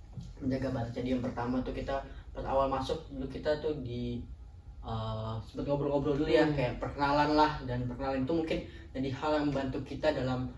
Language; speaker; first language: Indonesian; native; Indonesian